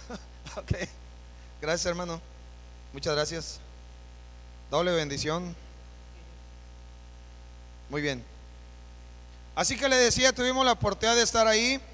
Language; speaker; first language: Spanish; native; Spanish